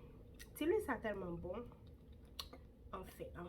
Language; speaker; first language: French; non-native, local second language; Haitian Creole